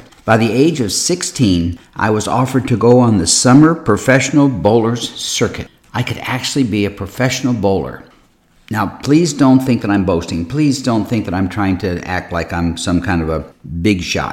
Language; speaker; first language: English; native; English